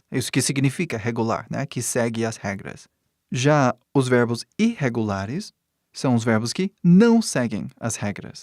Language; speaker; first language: Portuguese; non-native, fluent; English